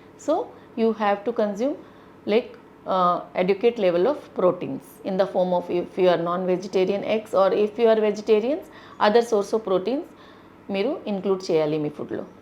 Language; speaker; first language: English; non-native, local second language; Telugu